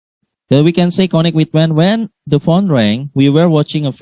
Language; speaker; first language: English; non-native, learner; Indonesian